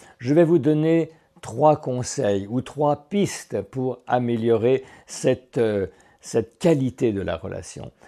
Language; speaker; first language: French; native; French